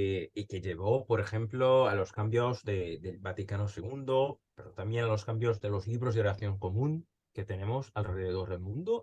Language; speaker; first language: Spanish; early bilingual, heritage; Spanish